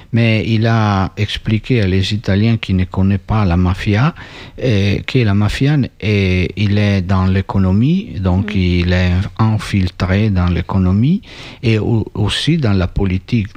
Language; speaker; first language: French; non-native, fluent; Italian